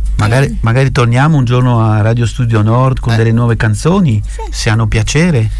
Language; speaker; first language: Italian; native; Italian